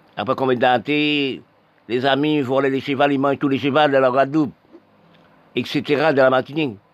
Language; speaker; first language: French; non-native, local second language; Haitian Creole